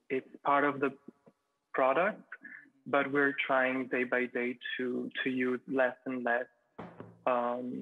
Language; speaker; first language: English; non-native, fluent; Italian